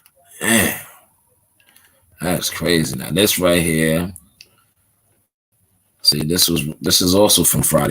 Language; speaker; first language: English; native; English